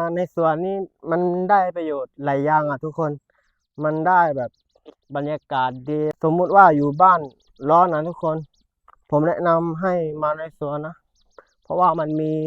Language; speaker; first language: Thai; non-native, local second language; Pattani Malay